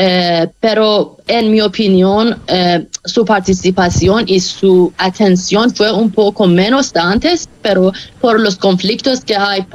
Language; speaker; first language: Spanish; non-native, fluent; Persian